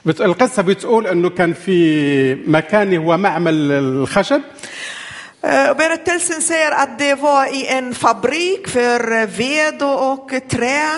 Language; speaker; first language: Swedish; non-native, fluent; Arabic